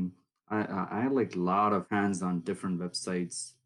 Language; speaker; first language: English; non-native, local second language; Tamil